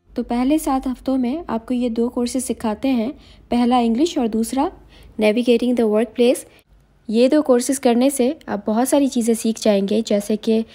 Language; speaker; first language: Hindi; native; Hindi